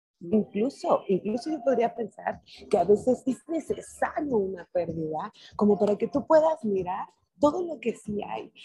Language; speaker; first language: Spanish; native; Spanish